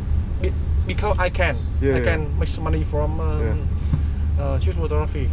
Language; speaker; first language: English; non-native, learner; Vietnamese